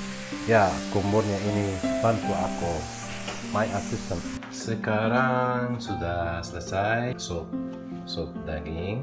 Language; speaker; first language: Indonesian; non-native, learner; Arabic